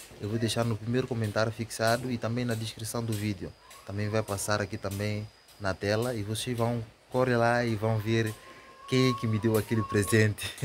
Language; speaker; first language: Portuguese; native; Portuguese